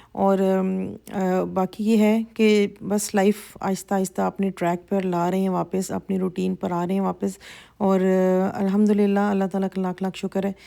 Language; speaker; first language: Urdu; native; Urdu